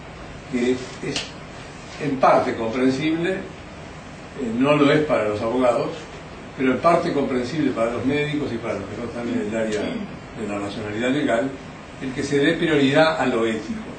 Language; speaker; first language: Spanish; native; Spanish